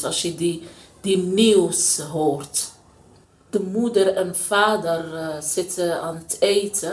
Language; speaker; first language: Dutch; non-native, learner; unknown